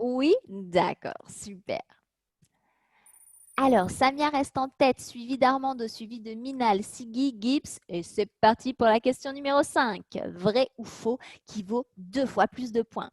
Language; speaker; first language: French; native; French